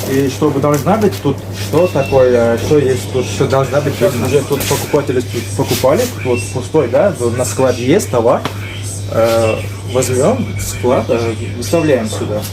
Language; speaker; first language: Russian; non-native, learner; Uzbek